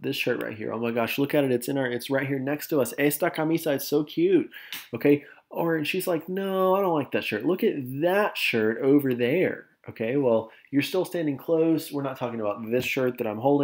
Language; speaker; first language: English; native; English